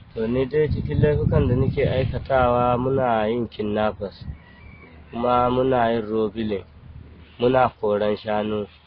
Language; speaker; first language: Hausa; non-native, local second language; Fula